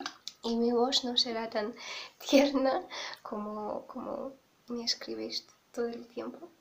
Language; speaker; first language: Spanish; non-native, fluent; Russian